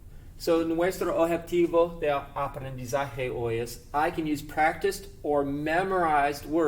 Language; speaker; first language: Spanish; non-native, fluent; English